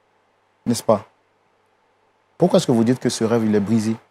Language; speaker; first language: French; native; French